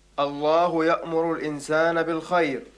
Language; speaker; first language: Arabic; non-native, learner; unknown